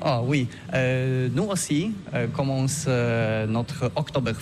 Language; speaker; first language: French; non-native, learner; Polish